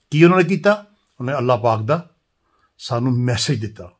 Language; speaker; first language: Urdu; non-native, local second language; Punjabi